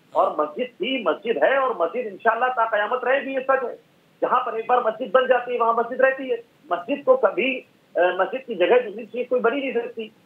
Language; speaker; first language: Hindi; native; Hindi